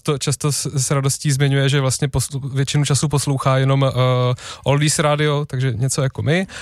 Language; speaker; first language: Czech; native; Czech